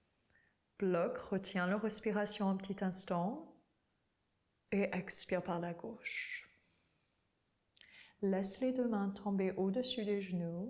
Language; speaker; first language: French; non-native, fluent; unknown